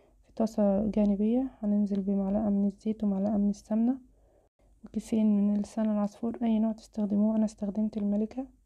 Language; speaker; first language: Arabic; native; Arabic